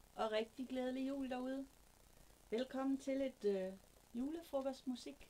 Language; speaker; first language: Danish; native; Danish